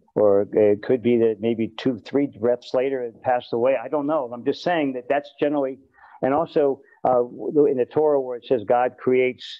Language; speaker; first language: English; native; English